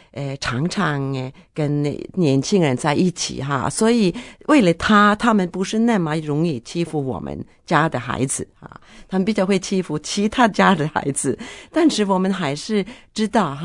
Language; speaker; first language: Chinese; non-native, fluent; Norwegian